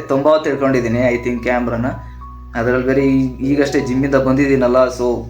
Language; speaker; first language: Kannada; native; Kannada